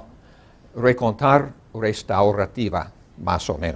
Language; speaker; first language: Spanish; non-native, learner; English